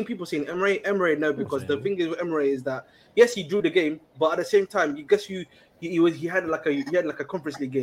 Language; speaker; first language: English; native; English